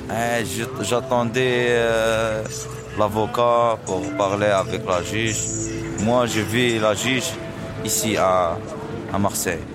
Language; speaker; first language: French; non-native, learner; Arabic